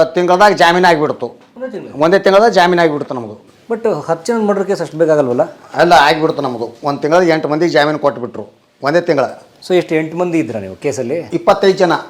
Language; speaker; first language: Kannada; native; Kannada